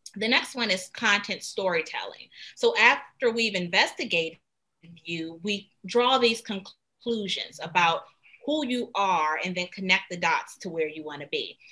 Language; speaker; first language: English; native; English